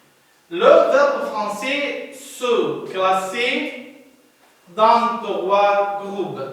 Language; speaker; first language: French; non-native, learner; Arabic